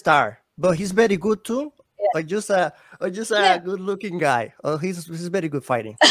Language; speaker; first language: English; non-native, learner; Spanish